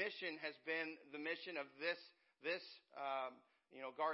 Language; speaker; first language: English; native; English